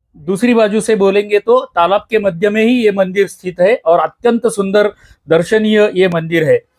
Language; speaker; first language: Hindi; non-native, local second language; Marathi